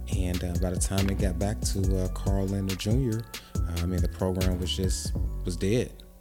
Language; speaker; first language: English; native; English